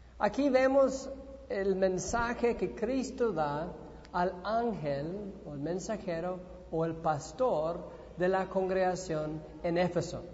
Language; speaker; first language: Spanish; non-native, fluent; English